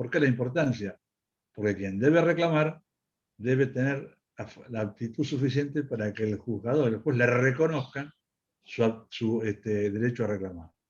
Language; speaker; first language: Spanish; native; Spanish